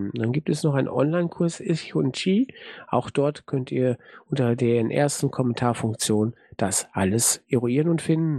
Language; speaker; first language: German; native; German